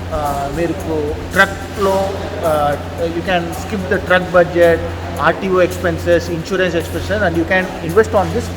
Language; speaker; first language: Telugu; non-native, learner; Tamil